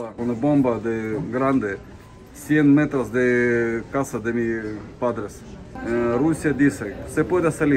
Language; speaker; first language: Spanish; non-native, learner; Ukrainian